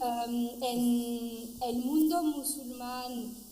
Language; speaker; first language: Spanish; non-native, fluent; French